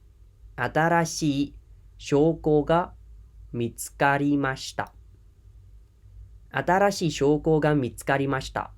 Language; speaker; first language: Japanese; non-native, fluent; Khmer